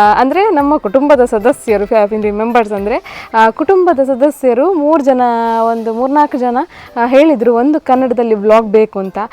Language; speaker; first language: Kannada; non-native, local second language; Tulu